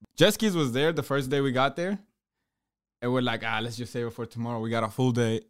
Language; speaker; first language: English; early bilingual, other home language; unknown